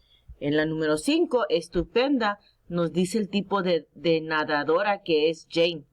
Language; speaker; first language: Spanish; early bilingual, heritage; Spanish